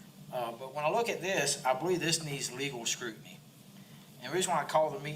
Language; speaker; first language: English; native; English